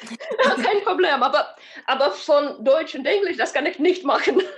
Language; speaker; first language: German; non-native, learner; Russian